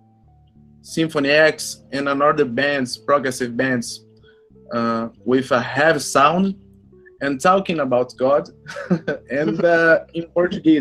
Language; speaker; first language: English; non-native, learner; Portuguese